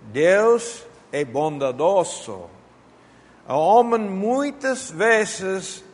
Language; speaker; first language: Portuguese; non-native, fluent; Spanish